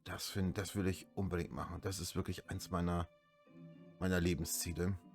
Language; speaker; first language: German; native; German